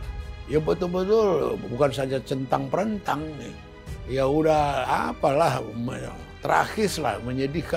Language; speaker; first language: Indonesian; native; Indonesian